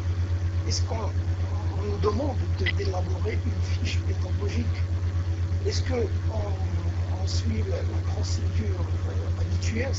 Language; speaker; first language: French; non-native, local second language; Arabic